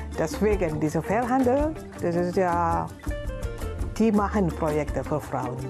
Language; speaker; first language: German; non-native, learner; Indonesian